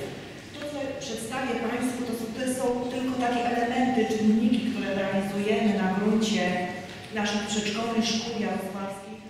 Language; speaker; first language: Polish; native; Polish